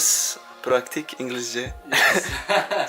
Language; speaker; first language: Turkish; non-native, learner; Arabic